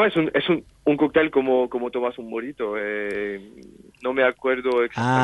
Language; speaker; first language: Spanish; non-native, fluent; French